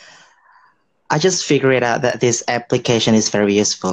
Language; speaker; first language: English; non-native, fluent; Indonesian